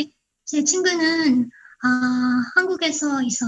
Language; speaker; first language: Korean; non-native, fluent; Filipino